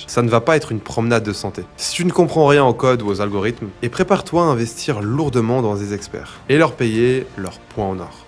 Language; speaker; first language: French; native; French